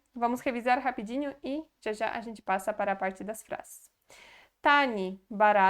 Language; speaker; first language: Portuguese; non-native, fluent; Polish